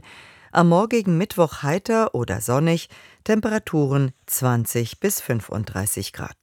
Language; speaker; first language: German; native; German